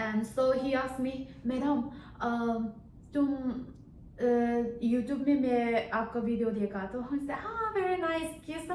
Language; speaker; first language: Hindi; non-native, local second language; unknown